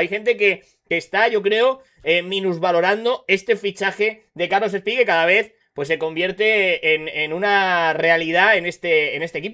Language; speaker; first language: Spanish; native; Spanish